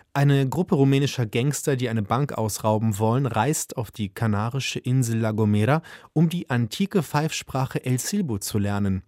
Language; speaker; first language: German; native; German